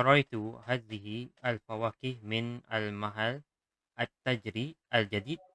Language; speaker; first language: Arabic; non-native, learner; Malay